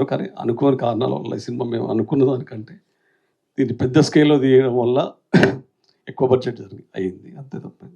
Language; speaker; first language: Telugu; native; Telugu